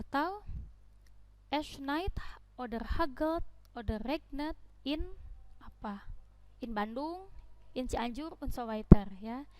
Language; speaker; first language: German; non-native, fluent; Indonesian